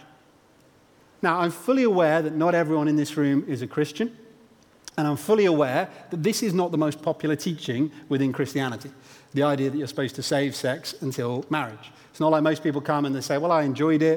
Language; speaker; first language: English; native; English